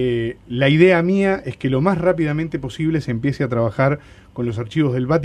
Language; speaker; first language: Spanish; native; Spanish